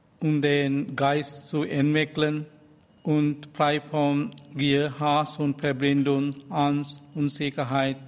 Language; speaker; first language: German; non-native, learner; Sinhala